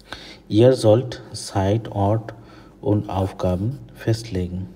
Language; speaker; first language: German; non-native, fluent; Bangla